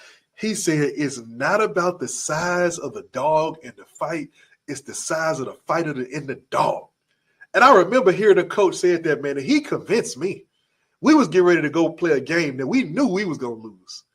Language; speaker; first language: English; native; English